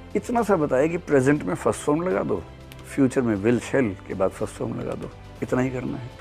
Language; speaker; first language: Hindi; native; Hindi